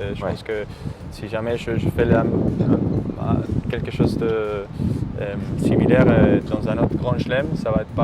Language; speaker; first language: French; native; French